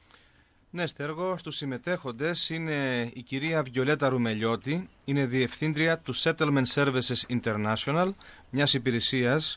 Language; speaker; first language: Greek; native; Greek